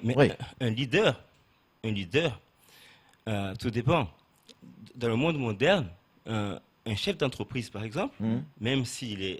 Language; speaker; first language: French; native; French